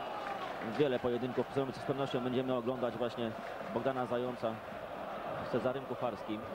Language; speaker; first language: Polish; native; Polish